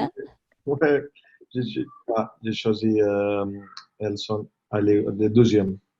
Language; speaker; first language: French; non-native, learner; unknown